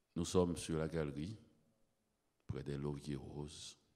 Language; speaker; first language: French; native; French